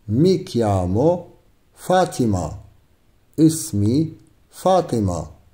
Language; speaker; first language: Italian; non-native, fluent; Arabic